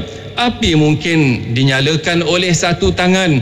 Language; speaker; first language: Malay; native; Malay